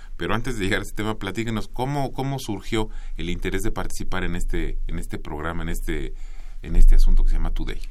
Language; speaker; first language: Spanish; native; Spanish